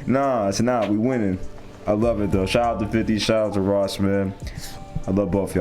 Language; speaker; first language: English; native; English